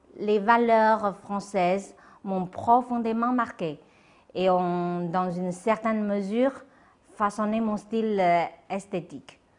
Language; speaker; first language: French; non-native, fluent; Chinese